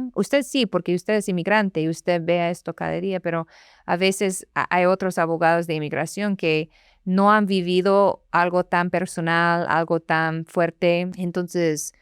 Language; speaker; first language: Spanish; non-native, fluent; English